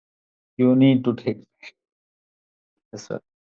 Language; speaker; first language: English; non-native, learner; Hindi